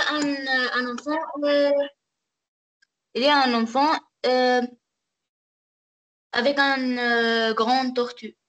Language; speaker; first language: French; non-native, learner; Arabic